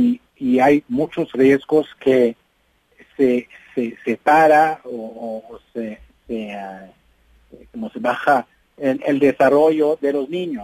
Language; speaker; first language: Spanish; non-native, fluent; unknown